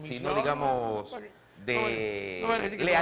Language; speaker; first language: Spanish; native; Spanish